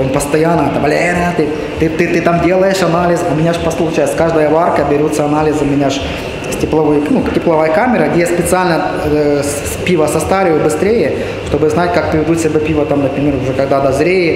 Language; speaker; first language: Russian; native; Russian